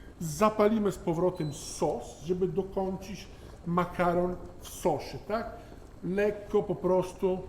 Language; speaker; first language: Polish; non-native, learner; Italian